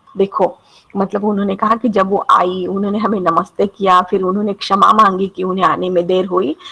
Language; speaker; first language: Hindi; non-native, local second language; Marathi